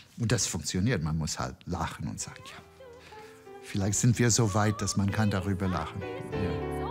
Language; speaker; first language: German; non-native, fluent; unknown